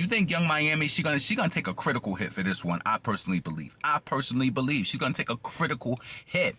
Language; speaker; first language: English; native; English